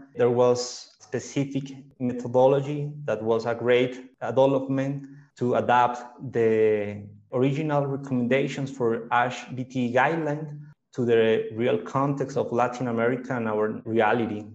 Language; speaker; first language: English; non-native, fluent; Spanish